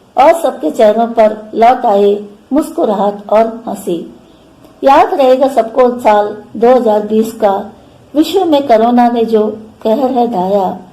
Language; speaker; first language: Hindi; non-native, local second language; Kannada